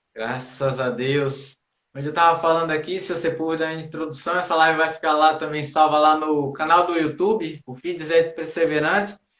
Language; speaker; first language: Portuguese; native; Portuguese